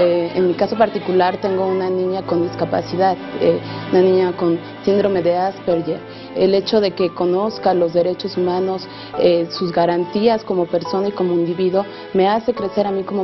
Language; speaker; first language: Spanish; native; Spanish